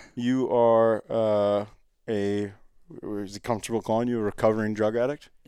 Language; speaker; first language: English; native; English